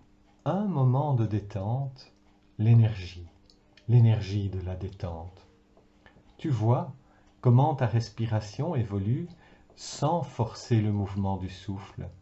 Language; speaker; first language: French; native; French